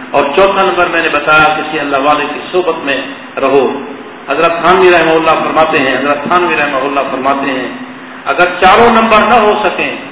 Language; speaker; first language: Urdu; non-native, local second language; Saraiki